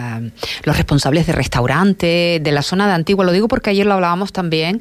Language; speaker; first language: Spanish; native; Spanish